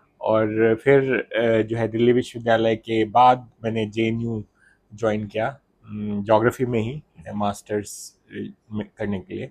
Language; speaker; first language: Hindi; native; Hindi